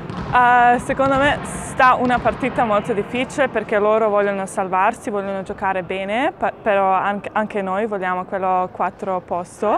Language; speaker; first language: Italian; non-native, learner; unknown